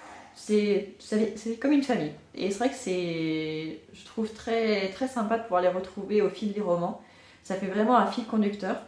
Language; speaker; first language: French; native; French